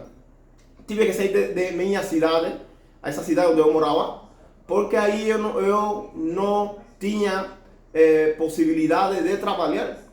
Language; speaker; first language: Portuguese; non-native, learner; Spanish